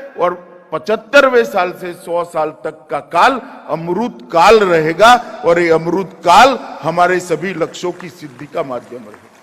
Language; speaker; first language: Hindi; non-native, local second language; Gujarati